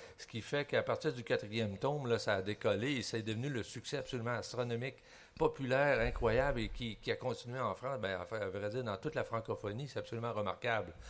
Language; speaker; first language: French; native; French